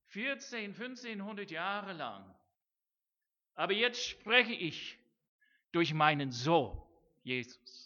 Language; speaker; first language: German; non-native, fluent; English